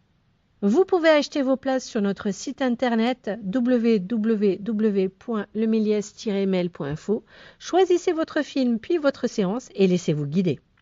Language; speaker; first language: French; native; French